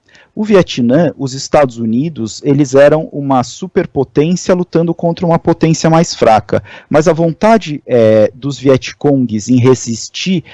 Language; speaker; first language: Portuguese; native; Portuguese